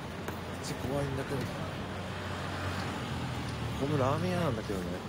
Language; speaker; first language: Japanese; native; Japanese